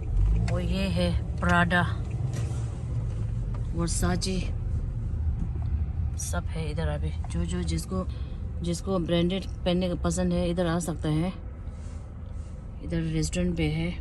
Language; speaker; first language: Hindi; non-native, local second language; Tibetan